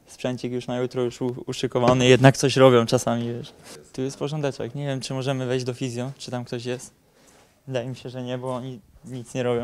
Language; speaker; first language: Polish; native; Polish